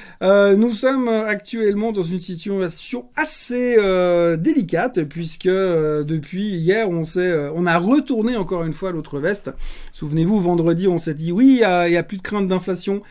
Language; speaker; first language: French; native; French